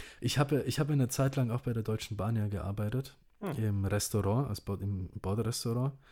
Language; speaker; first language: German; early bilingual, other home language; Indonesian